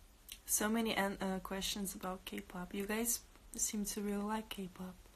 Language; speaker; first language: English; non-native, fluent; Russian